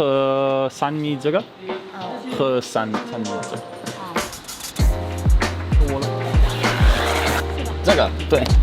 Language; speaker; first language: Chinese; non-native, learner; English